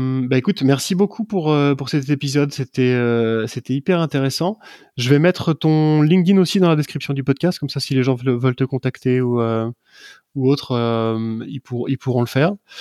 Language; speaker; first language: French; native; French